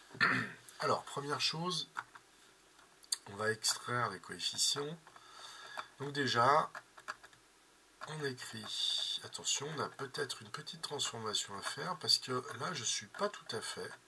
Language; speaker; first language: French; native; French